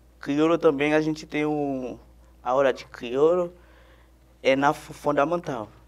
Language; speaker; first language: Portuguese; non-native, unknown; Haitian Creole